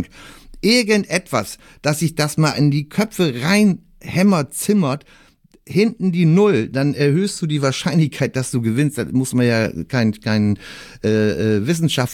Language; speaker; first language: German; native; German